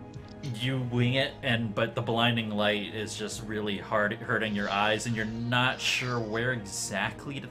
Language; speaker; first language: English; native; English